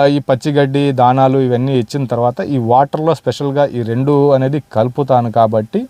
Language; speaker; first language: Telugu; non-native, local second language; Urdu